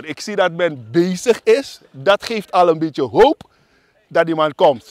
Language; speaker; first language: Dutch; native; Dutch